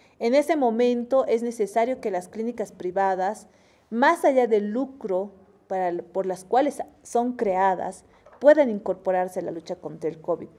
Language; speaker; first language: Spanish; native; Spanish